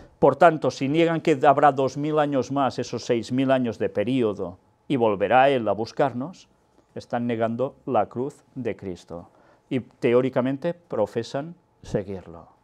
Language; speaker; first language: Spanish; non-native, local second language; Catalan